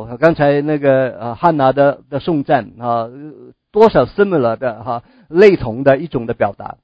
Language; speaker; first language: Chinese; native; Chinese